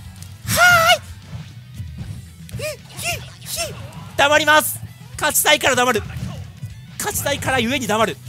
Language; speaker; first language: Japanese; native; Japanese